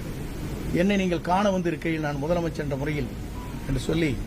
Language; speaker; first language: Tamil; native; Tamil